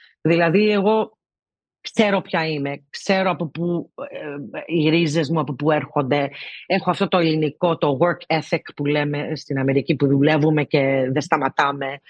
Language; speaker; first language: Greek; early bilingual, heritage; Greek